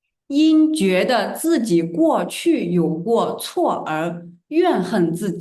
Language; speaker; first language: Chinese; native; Chinese